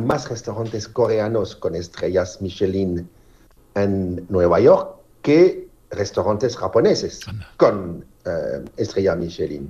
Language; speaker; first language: Spanish; non-native, fluent; French